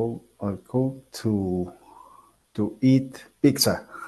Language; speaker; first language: English; non-native, learner; Spanish